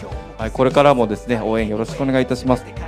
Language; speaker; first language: Japanese; non-native, fluent; Korean